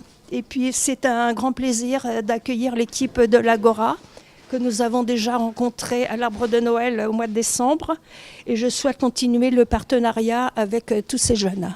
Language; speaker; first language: French; native; French